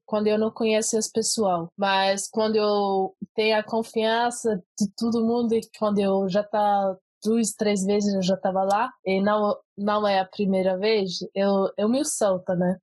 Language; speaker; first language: Portuguese; early bilingual, heritage; Portuguese